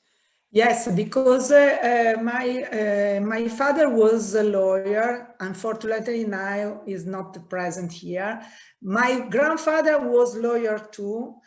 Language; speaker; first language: English; non-native, learner; Italian